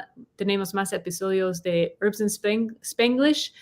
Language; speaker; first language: Spanish; non-native, learner; English